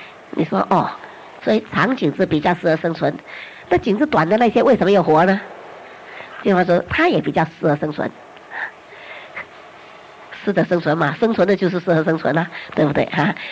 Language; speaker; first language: Chinese; native; Chinese